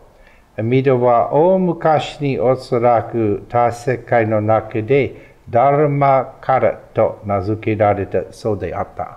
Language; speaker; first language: Japanese; non-native, fluent; English